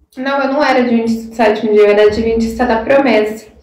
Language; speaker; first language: Portuguese; native; Portuguese